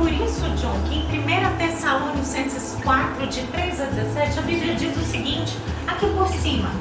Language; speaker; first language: Portuguese; native; Portuguese